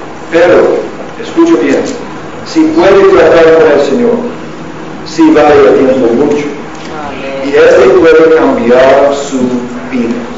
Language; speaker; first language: Spanish; non-native, learner; English